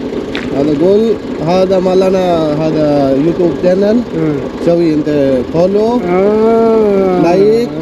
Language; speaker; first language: Arabic; non-native, learner; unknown